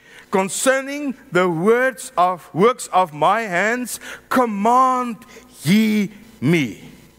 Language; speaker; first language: English; non-native, local second language; Afrikaans